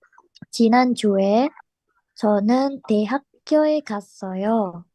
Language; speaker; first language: Korean; non-native, fluent; Indonesian